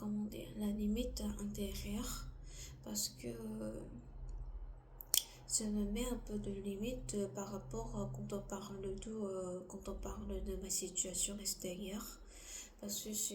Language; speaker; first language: French; non-native, learner; Korean